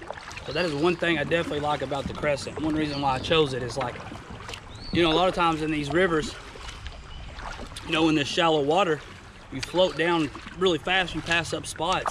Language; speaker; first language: English; native; English